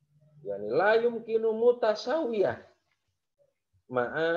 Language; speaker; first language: Arabic; non-native, fluent; Indonesian